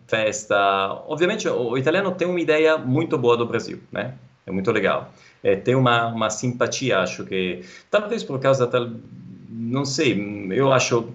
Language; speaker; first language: Portuguese; non-native, fluent; Italian